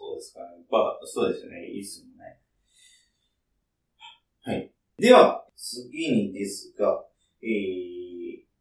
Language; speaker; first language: Japanese; native; Japanese